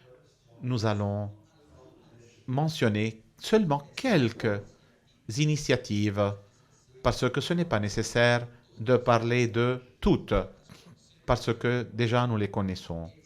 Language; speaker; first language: French; non-native, fluent; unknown